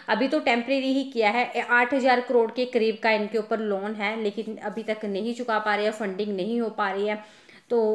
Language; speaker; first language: Hindi; non-native, local second language; Punjabi